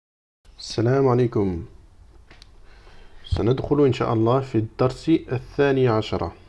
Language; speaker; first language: Arabic; non-native, fluent; French